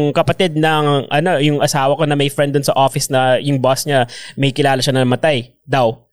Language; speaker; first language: Filipino; early bilingual, other home language; English